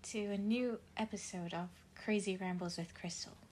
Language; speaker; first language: English; non-native, local second language; Cantonese